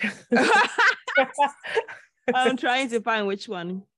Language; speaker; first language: English; non-native, local second language; Akan